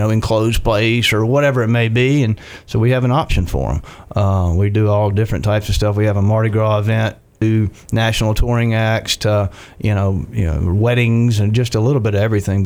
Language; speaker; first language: English; native; English